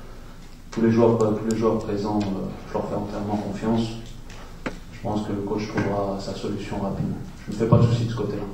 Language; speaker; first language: French; native; French